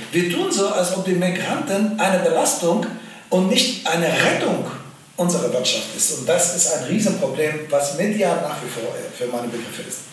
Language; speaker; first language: German; non-native, fluent; Arabic